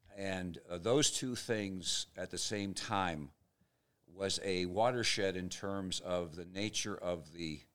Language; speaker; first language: English; native; English